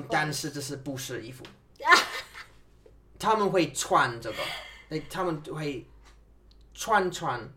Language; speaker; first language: Chinese; non-native, learner; English